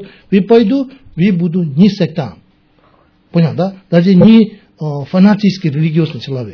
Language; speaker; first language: Russian; non-native, learner; Tibetan